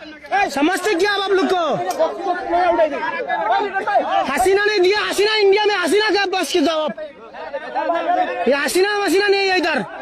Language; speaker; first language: Hindi; non-native, learner; Bangla